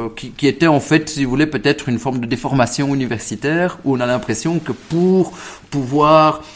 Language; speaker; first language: French; early bilingual, other home language; Italian